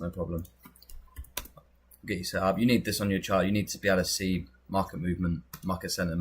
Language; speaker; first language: English; native; English